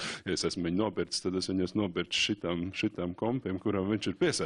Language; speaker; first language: Latvian; native; Latvian